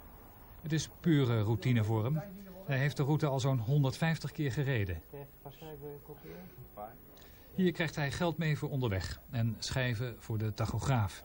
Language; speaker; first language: Dutch; native; Dutch